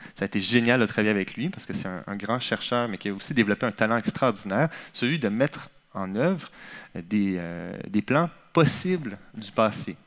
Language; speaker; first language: French; native; French